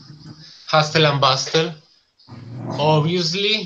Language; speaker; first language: English; non-native, learner; Spanish